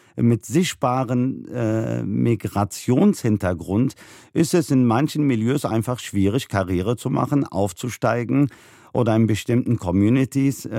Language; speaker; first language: German; early bilingual, other home language; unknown